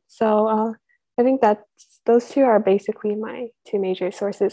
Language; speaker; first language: English; native; English